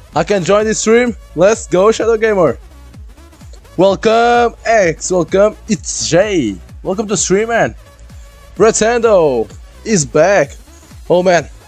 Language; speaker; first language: English; non-native, learner; Portuguese